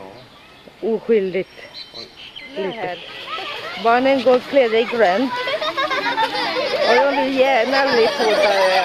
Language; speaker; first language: Swedish; non-native, fluent; Spanish